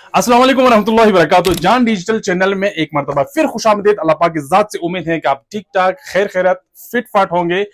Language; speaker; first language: Urdu; non-native, local second language; Punjabi